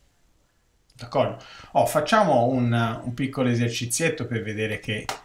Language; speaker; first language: Italian; native; Italian